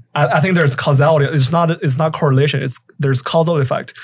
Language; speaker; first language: English; native; English